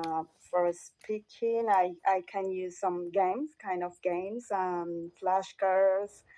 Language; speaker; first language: English; non-native, learner; Spanish